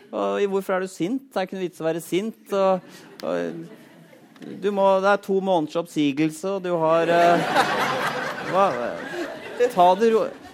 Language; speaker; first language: Norwegian; native; Norwegian